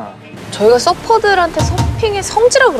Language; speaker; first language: Korean; native; Korean